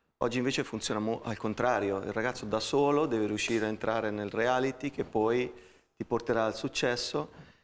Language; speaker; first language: Italian; native; Italian